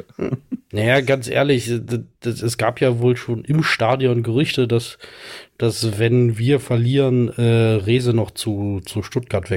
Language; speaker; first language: German; native; German